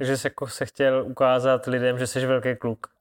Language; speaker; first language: Czech; native; Czech